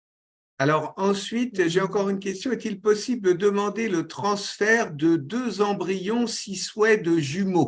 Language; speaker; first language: French; native; French